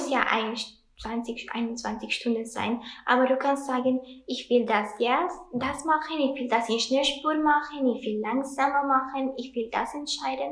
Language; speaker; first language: German; non-native, learner; Italian